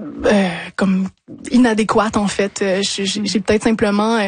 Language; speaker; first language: French; native; French